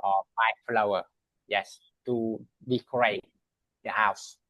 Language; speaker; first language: English; non-native, learner; Vietnamese